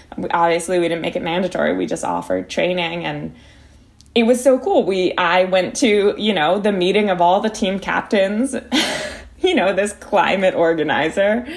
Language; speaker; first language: English; native; English